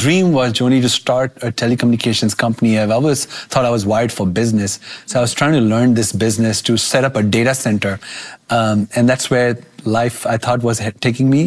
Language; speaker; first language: English; non-native, local second language; Bangla